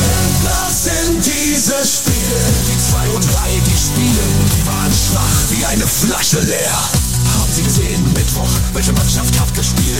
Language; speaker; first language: German; non-native, learner; Italian